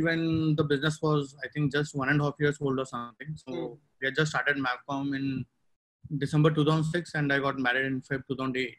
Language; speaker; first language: English; non-native, local second language; Telugu